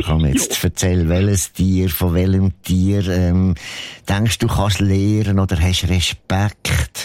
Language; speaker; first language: German; native; German